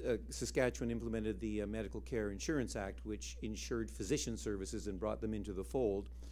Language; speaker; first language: English; native; English